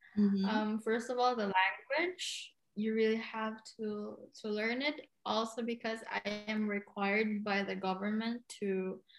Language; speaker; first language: English; non-native, local second language; Cebuano